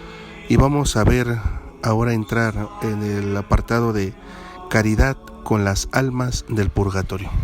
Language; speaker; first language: Spanish; native; Spanish